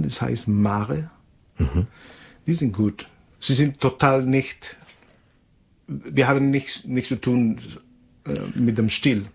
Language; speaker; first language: German; non-native, fluent; Spanish